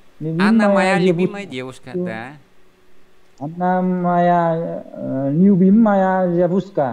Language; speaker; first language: Russian; non-native, learner; Vietnamese